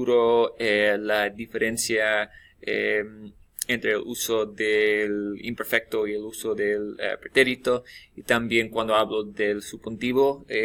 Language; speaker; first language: Spanish; non-native, fluent; English